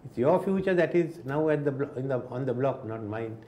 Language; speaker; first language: English; non-native, local second language; Sinhala